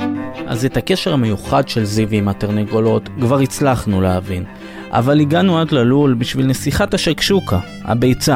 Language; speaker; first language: Hebrew; native; Hebrew